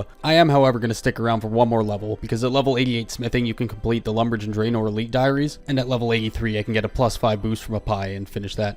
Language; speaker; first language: English; native; English